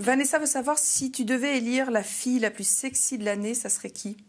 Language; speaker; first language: French; native; French